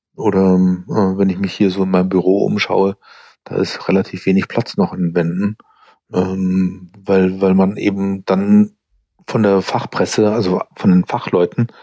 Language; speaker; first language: German; non-native, fluent; English